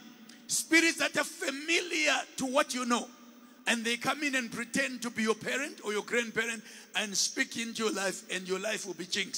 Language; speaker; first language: English; non-native, local second language; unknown